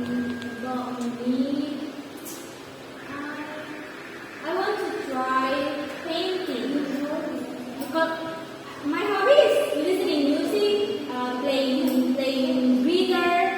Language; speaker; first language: English; non-native, learner; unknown